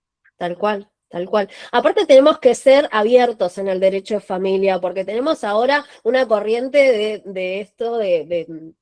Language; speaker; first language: Spanish; native; Spanish